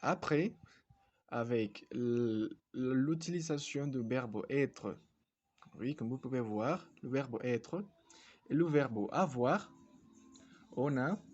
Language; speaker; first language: French; non-native, fluent; Spanish